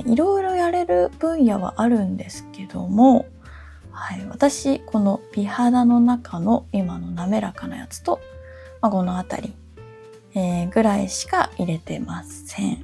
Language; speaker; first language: Japanese; native; Japanese